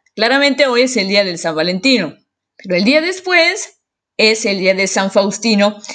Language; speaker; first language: Spanish; non-native, fluent; Italian